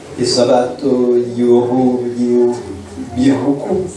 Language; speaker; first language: Kinyarwanda; non-native, learner; Malagasy